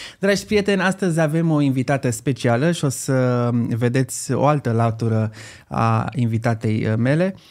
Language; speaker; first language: Romanian; native; Romanian